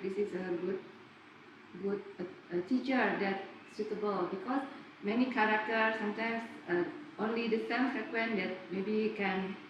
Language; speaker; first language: English; non-native, learner; Indonesian